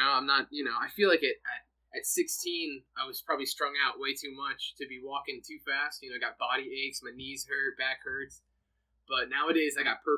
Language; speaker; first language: English; native; English